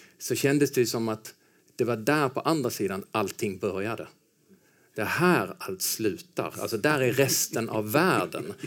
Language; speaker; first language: Swedish; native; Swedish